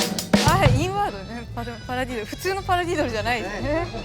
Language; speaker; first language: Japanese; native; Japanese